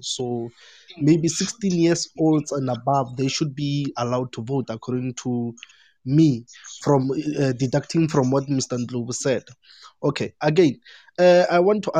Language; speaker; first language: English; non-native, local second language; Northern Sotho